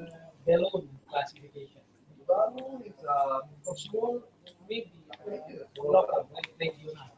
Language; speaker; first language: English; non-native, learner; Indonesian